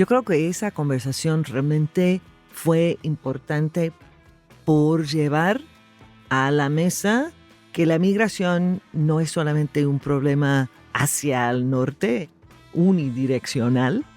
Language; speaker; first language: Spanish; non-native, fluent; English